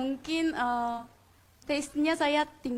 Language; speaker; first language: Indonesian; non-native, fluent; Korean